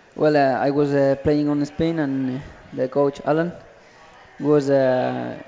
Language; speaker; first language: English; non-native, learner; Catalan